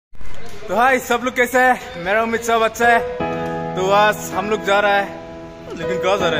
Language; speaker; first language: Hindi; non-native, local second language; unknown